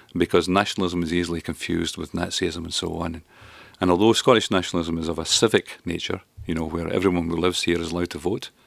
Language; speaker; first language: English; native; English